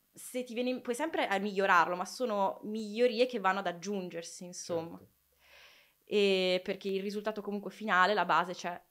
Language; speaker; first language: Italian; native; Italian